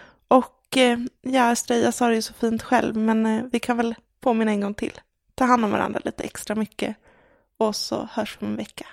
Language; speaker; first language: Swedish; native; Swedish